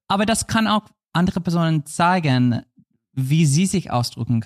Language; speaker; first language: German; non-native, fluent; English